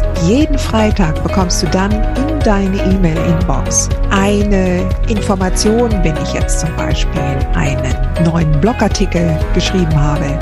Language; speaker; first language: German; native; German